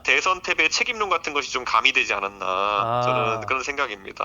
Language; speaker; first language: Korean; native; Korean